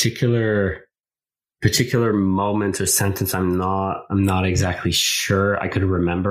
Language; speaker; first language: English; non-native, fluent; French